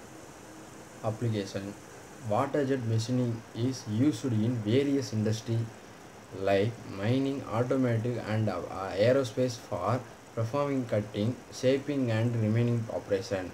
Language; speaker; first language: English; non-native, local second language; Tamil